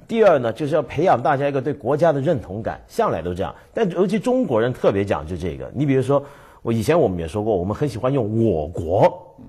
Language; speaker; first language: Chinese; native; Chinese